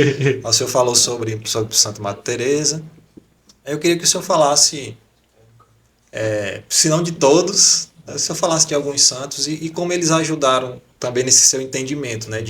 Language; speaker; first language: Portuguese; native; Portuguese